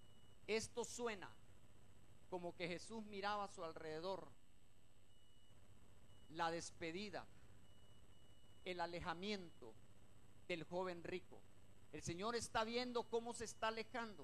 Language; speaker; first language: Spanish; native; Spanish